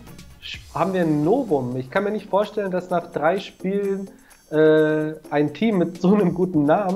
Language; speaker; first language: German; native; German